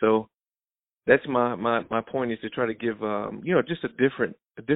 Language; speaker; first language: English; native; English